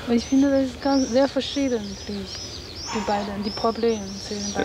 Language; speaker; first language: German; non-native, learner; Chinese